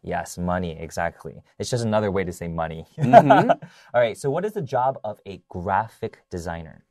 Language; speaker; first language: English; early bilingual, other home language; Chinese